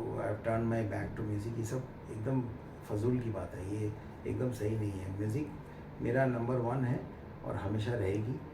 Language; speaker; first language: Hindi; non-native, local second language; Bangla